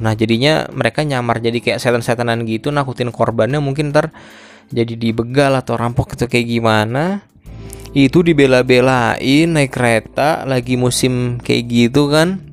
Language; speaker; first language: Indonesian; native; Indonesian